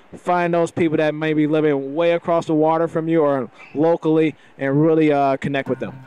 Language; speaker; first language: English; native; English